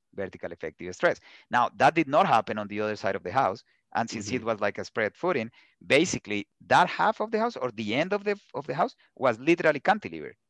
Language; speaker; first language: English; non-native, fluent; Spanish